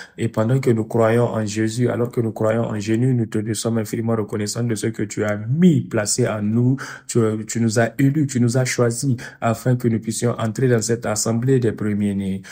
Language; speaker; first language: French; non-native, fluent; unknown